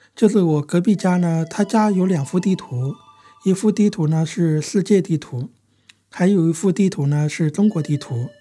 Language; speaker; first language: Chinese; native; Chinese